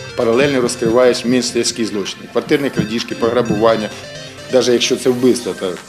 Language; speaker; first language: Ukrainian; native; Ukrainian